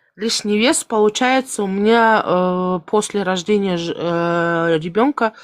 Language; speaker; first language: Russian; non-native, local second language; Kazakh